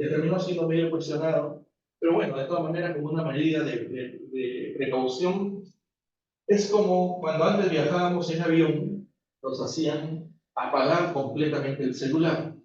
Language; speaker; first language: Spanish; native; Spanish